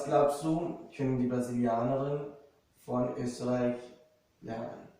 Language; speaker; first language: German; non-native, fluent; Portuguese